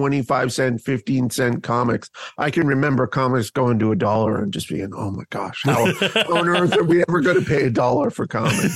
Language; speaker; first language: English; native; English